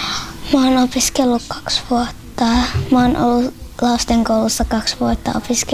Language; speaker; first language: Finnish; non-native, learner; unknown